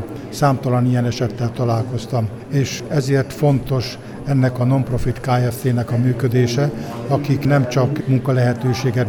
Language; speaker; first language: Hungarian; native; Hungarian